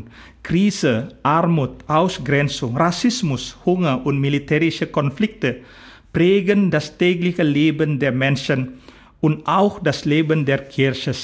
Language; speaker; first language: German; non-native, fluent; Indonesian